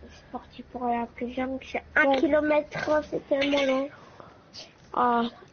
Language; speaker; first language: French; native; French